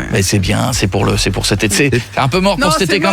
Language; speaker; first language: French; native; French